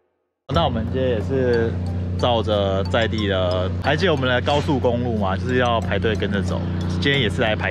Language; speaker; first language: Chinese; native; Chinese